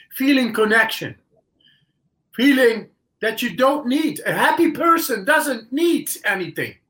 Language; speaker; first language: English; non-native, fluent; Dutch